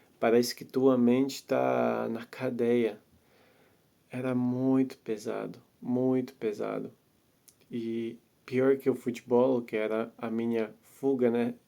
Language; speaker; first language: Portuguese; non-native, fluent; Latvian